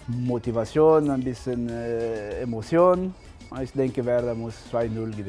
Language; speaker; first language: German; non-native, learner; Portuguese